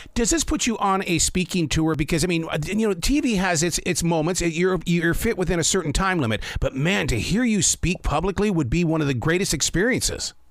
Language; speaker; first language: English; native; English